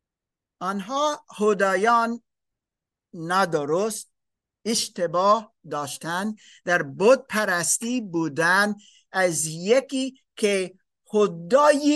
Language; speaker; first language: Persian; non-native, learner; English